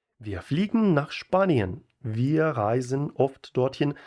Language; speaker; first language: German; non-native, fluent; Ukrainian